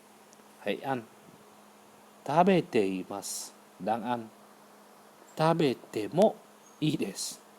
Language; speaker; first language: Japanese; non-native, fluent; Vietnamese